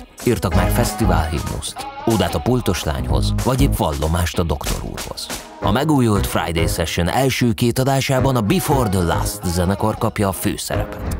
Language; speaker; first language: Hungarian; native; Hungarian